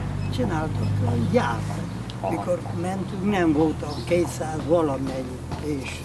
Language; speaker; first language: Hungarian; non-native, local second language; Romanian